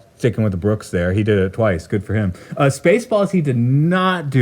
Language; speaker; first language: English; native; English